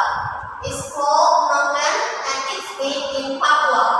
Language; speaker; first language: English; non-native, local second language; Indonesian